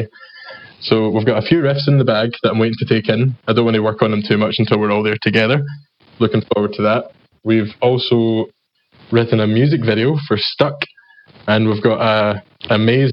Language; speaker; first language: English; native; English